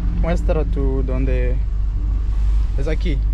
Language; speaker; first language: Spanish; non-native, learner; English